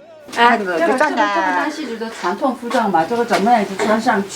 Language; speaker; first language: Chinese; non-native, fluent; Korean